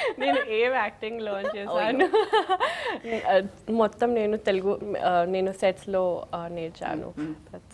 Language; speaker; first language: Telugu; non-native, local second language; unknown